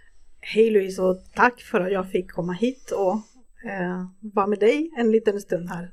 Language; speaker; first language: Swedish; non-native, fluent; Spanish